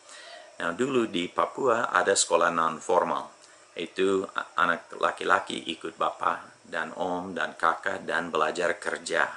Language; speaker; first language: Indonesian; non-native, fluent; English